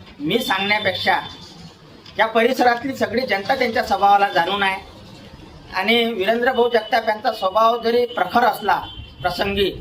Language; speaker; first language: Marathi; native; Marathi